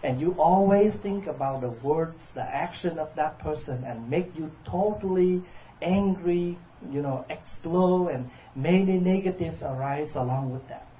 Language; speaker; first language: English; non-native, fluent; Vietnamese